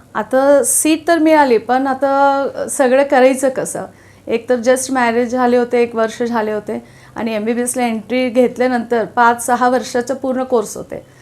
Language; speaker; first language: Marathi; non-native, local second language; Telugu